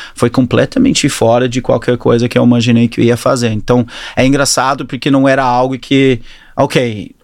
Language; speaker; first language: Portuguese; early bilingual, other home language; English